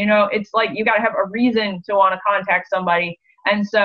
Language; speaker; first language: English; native; English